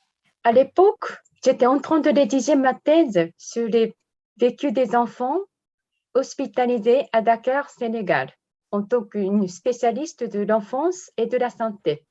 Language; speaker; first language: French; non-native, fluent; Japanese